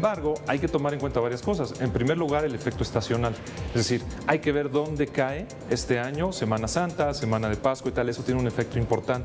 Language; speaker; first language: Spanish; native; Spanish